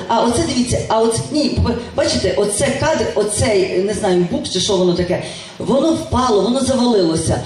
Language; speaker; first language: Ukrainian; native; Ukrainian